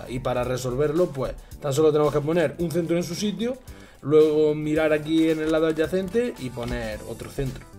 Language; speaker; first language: Spanish; native; Spanish